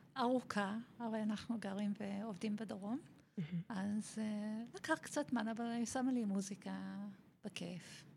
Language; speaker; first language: Hebrew; non-native, fluent; English